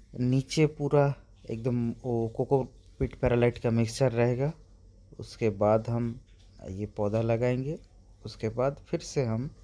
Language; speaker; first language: Hindi; non-native, local second language; Bangla